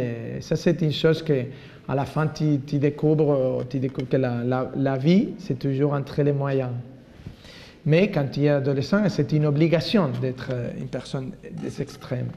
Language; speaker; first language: French; non-native, fluent; Spanish